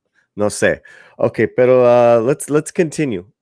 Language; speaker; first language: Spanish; early bilingual, heritage; English